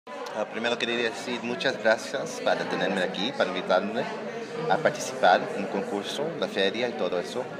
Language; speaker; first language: Spanish; non-native, learner; English